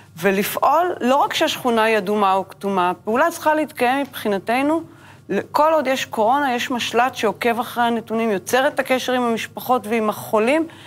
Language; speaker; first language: Hebrew; native; Hebrew